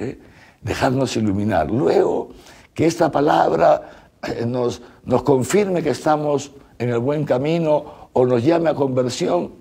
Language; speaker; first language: Spanish; native; Spanish